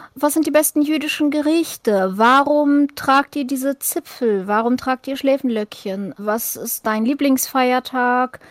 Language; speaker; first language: German; early bilingual, other home language; Russian